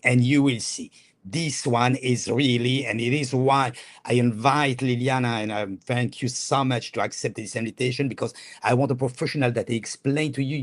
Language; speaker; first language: English; non-native, fluent; French